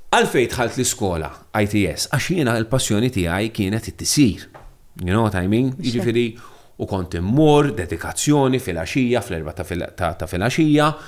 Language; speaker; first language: Maltese; non-native, local second language; English